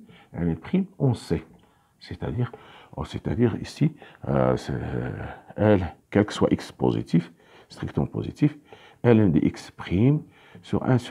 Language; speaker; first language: French; non-native, local second language; Arabic